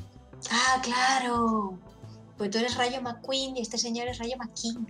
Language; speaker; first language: Spanish; native; Spanish